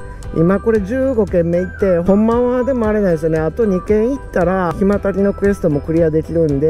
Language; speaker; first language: Japanese; native; Japanese